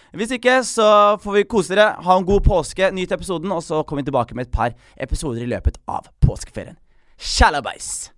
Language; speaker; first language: Norwegian; early bilingual, other home language; Somali